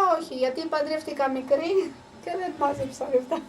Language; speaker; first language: Greek; early bilingual, heritage; Greek